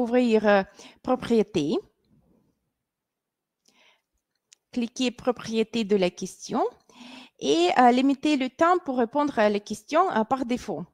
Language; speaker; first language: French; non-native, fluent; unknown